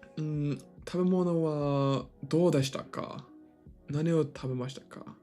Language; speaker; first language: Japanese; non-native, learner; Swedish